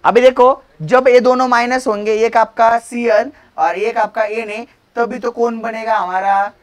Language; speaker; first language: Hindi; non-native, local second language; Marathi